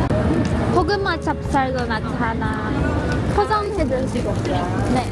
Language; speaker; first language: Korean; non-native, learner; Japanese